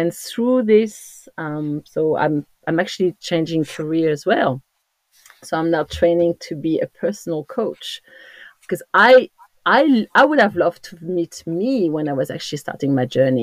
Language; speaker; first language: English; non-native, fluent; French